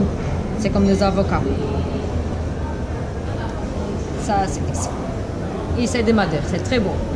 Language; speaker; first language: French; non-native, learner; Portuguese